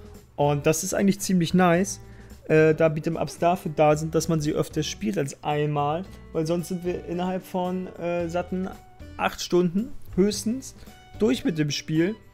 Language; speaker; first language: German; native; German